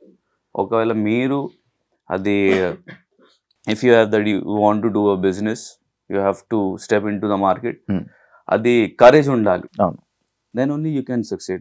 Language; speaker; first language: Telugu; non-native, learner; Hindi